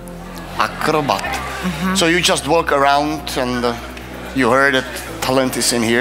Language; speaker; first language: English; non-native, learner; Czech